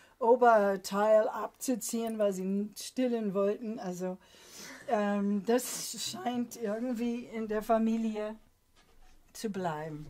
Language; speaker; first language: German; non-native, fluent; English